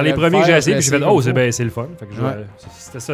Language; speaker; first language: French; native; French